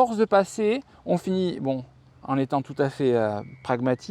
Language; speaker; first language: French; native; French